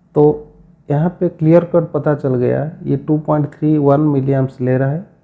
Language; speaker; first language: Hindi; non-native, local second language; Odia